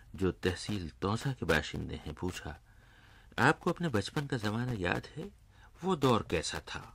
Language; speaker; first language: Urdu; native; Urdu